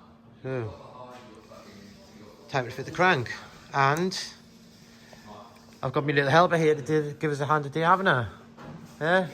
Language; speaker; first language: English; native; English